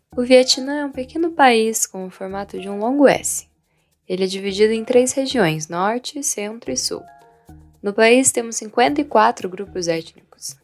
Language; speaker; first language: Portuguese; non-native, fluent; Vietnamese